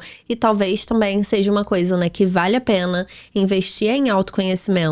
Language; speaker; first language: Portuguese; native; Portuguese